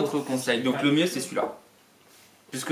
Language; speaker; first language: French; native; French